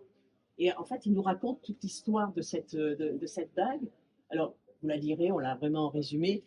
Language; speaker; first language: French; native; French